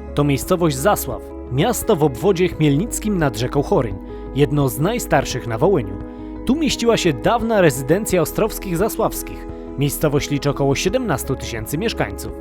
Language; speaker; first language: Polish; native; Polish